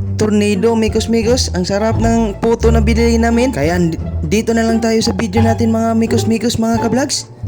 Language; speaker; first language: Filipino; non-native, local second language; Cebuano